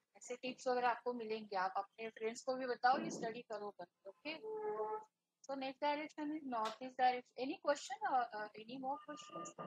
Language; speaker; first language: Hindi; non-native, local second language; Marathi